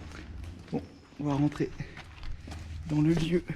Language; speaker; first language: French; native; French